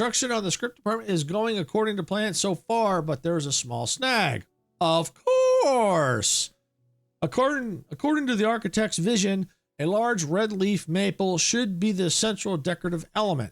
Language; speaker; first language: English; native; English